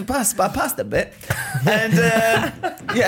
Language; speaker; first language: English; non-native, fluent; Italian